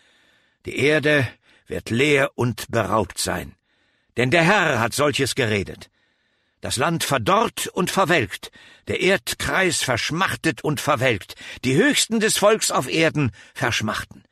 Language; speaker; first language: German; native; German